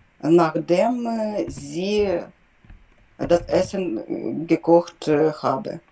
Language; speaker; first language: German; non-native, learner; Ukrainian